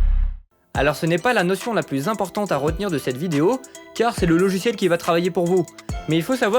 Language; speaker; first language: French; native; French